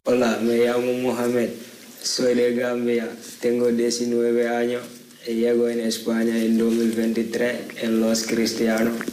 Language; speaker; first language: Spanish; non-native, learner; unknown